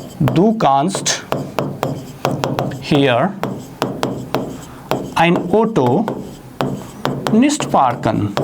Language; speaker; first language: German; non-native, fluent; Hindi